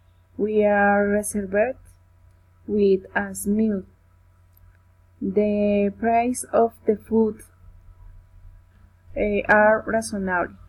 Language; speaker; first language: English; non-native, learner; Spanish